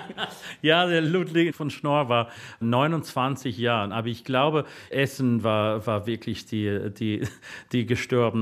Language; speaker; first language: German; non-native, fluent; English